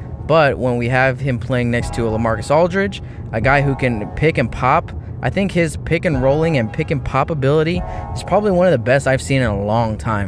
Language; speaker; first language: English; native; English